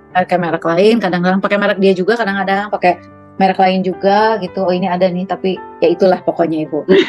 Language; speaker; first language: Indonesian; native; Indonesian